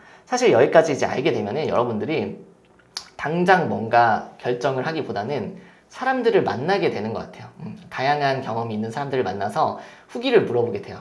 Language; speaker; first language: Korean; native; Korean